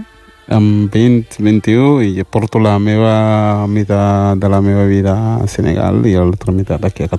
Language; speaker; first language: Catalan; early bilingual, other home language; Wolof